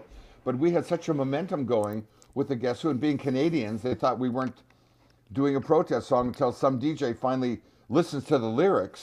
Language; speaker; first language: English; native; English